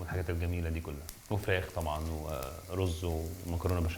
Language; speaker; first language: Arabic; native; Arabic